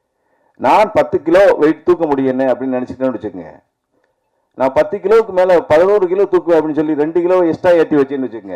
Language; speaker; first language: Tamil; native; Tamil